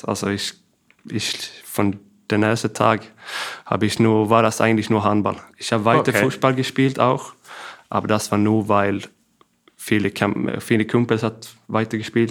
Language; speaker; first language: German; non-native, fluent; Swedish